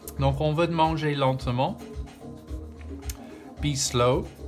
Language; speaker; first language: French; non-native, learner; English